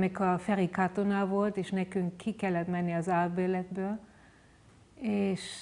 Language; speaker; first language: Hungarian; non-native, fluent; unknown